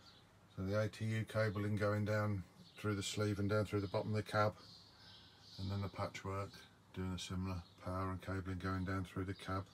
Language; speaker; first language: English; native; English